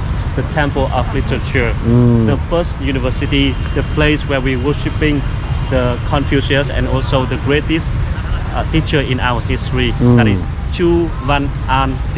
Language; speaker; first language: English; non-native, fluent; Vietnamese